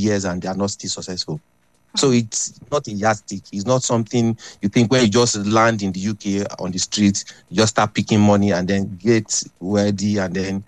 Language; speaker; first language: English; non-native, local second language; Yoruba